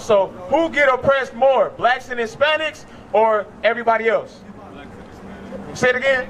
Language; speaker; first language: English; native; English